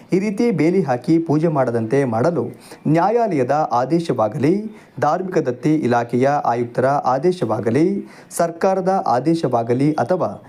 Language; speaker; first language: Kannada; native; Kannada